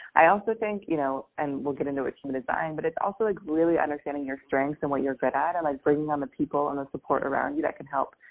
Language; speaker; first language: English; native; English